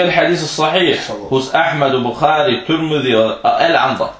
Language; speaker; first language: Danish; non-native, fluent; Arabic